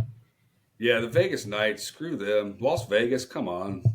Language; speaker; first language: English; native; English